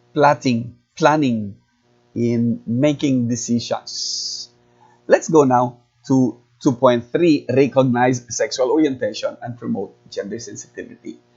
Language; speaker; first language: English; non-native, local second language; Filipino